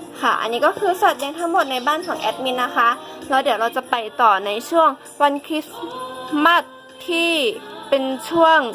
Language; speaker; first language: Thai; native; Thai